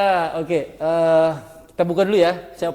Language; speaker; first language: Indonesian; native; Indonesian